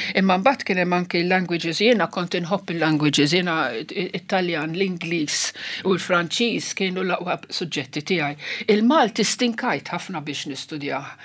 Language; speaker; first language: Maltese; non-native, local second language; Italian